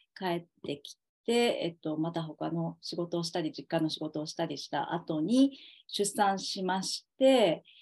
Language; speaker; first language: Japanese; native; Japanese